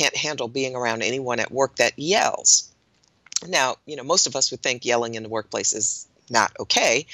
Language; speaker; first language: English; native; English